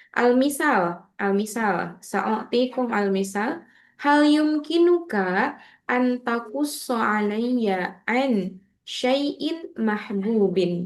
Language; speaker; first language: Arabic; non-native, fluent; Indonesian